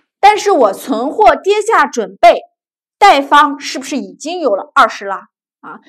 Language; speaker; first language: Chinese; native; Chinese